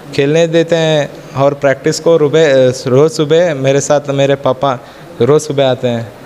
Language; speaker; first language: Hindi; non-native, local second language; Kannada